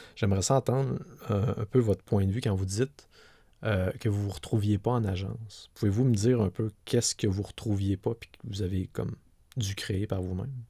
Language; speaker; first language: French; native; French